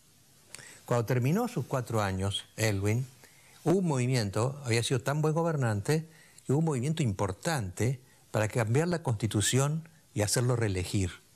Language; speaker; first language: Spanish; native; Spanish